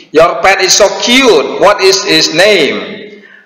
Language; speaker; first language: English; non-native, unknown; Indonesian